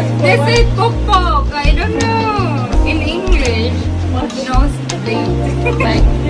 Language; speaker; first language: English; non-native, learner; Indonesian